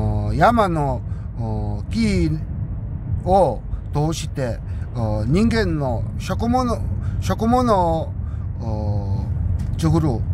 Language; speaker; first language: Japanese; non-native, learner; Korean